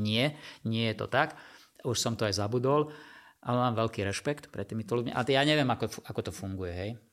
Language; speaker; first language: Slovak; non-native, local second language; Hungarian